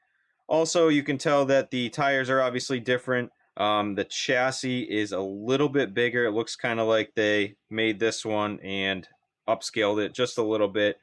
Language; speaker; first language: English; native; English